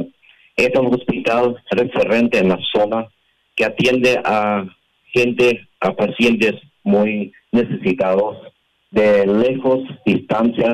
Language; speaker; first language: Spanish; non-native, local second language; Portuguese